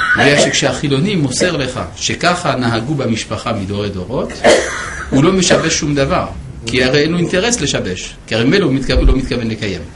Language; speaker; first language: Hebrew; non-native, fluent; French